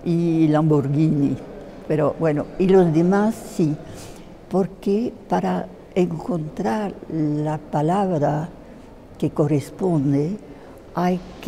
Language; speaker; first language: Spanish; non-native, fluent; French